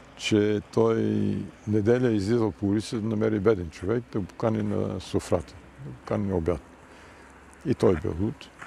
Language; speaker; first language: Bulgarian; early bilingual, heritage; Bulgarian